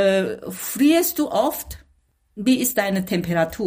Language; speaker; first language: German; non-native, fluent; Chinese